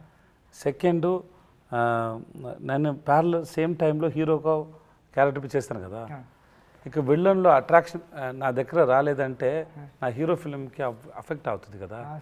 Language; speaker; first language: Telugu; non-native, learner; Tamil